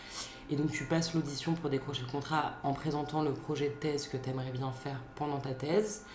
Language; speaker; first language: French; native; French